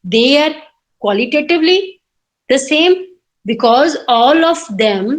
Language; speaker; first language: English; non-native, local second language; Punjabi